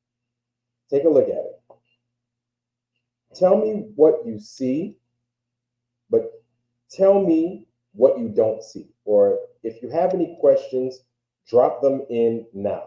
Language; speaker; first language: English; native; English